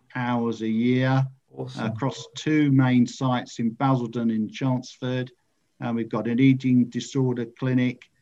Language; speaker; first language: English; native; English